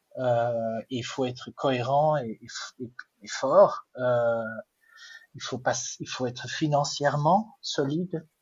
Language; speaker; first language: French; non-native, local second language; Dutch